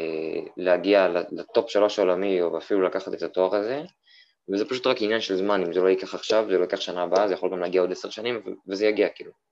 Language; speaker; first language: Hebrew; native; Hebrew